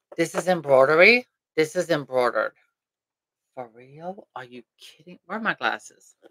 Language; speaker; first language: English; early bilingual, other home language; Spanish